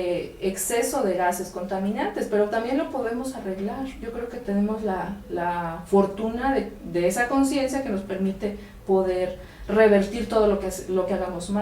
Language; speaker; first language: Spanish; native; Spanish